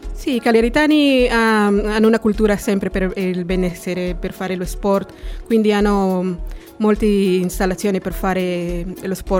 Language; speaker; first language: Italian; non-native, fluent; Spanish